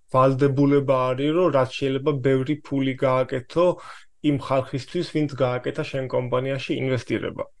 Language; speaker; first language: Georgian; early bilingual, heritage; Swedish